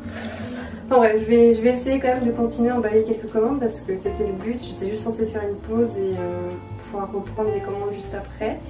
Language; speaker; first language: French; native; French